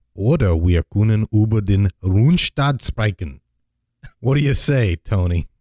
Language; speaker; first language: English; native; English